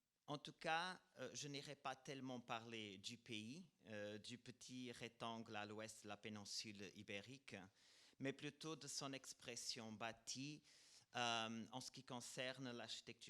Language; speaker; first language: French; non-native, fluent; Portuguese